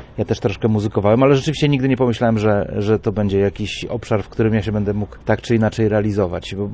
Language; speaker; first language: Polish; native; Polish